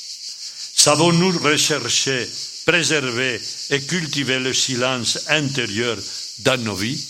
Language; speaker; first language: French; non-native, fluent; Spanish